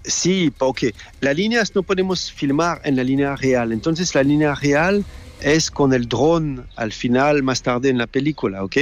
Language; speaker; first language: Spanish; non-native, learner; French